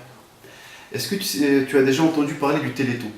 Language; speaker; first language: French; native; French